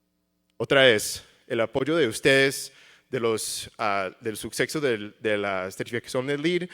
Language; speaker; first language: Spanish; early bilingual, heritage; English